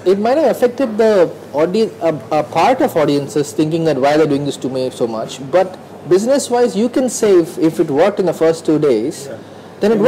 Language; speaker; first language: English; non-native, local second language; Hindi